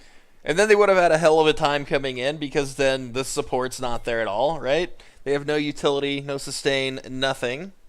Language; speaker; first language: English; native; English